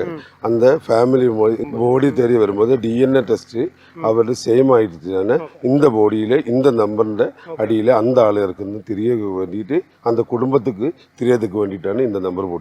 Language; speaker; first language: Tamil; non-native, local second language; Malayalam